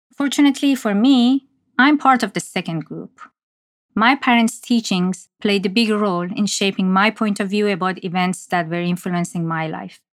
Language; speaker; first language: English; non-native, fluent; Persian